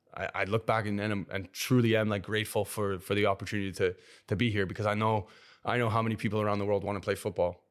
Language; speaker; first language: English; native; English